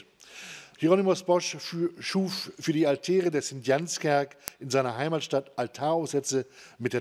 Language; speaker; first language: German; native; German